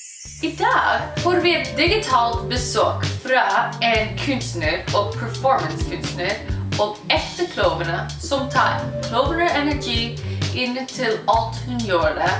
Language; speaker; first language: Norwegian; non-native, learner; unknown